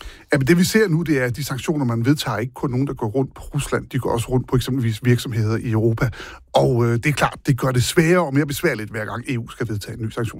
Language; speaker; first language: Danish; native; Danish